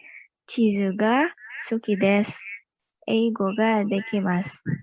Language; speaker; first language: Japanese; non-native, learner; Indonesian